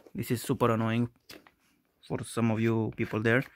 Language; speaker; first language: English; non-native, fluent; Romanian